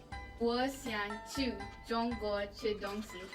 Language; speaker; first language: Chinese; non-native, learner; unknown